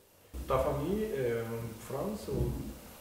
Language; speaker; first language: French; non-native, fluent; Romanian